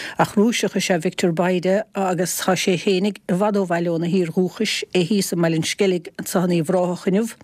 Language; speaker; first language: Irish; native; Irish